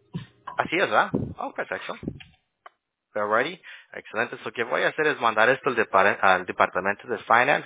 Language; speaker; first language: Spanish; early bilingual, heritage; English